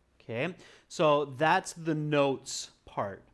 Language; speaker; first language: English; native; English